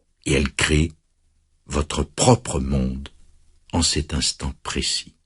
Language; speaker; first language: French; native; French